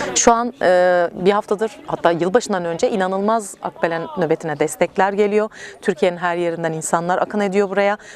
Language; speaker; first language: Turkish; native; Turkish